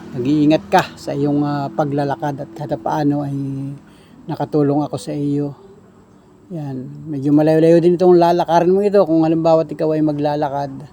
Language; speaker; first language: Filipino; native; Filipino